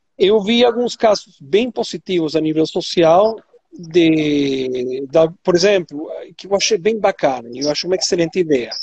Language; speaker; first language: Portuguese; non-native, fluent; Spanish